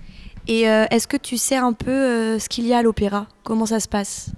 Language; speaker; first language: French; native; French